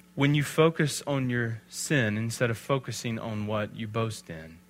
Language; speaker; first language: English; native; English